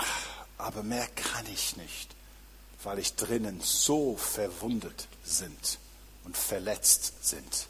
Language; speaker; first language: German; non-native, fluent; English